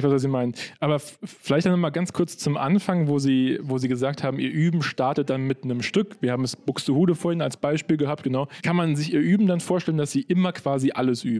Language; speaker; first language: German; native; German